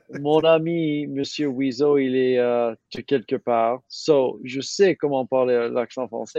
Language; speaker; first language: French; non-native, learner; English